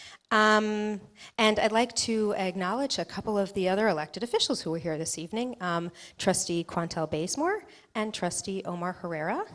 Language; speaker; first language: English; native; English